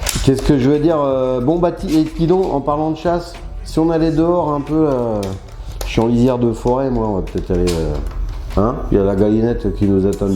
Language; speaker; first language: French; native; French